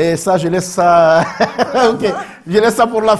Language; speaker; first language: French; native; French